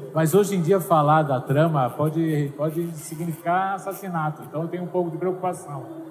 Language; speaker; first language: Portuguese; native; Portuguese